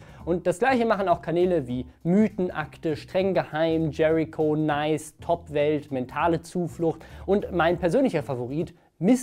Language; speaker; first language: German; native; German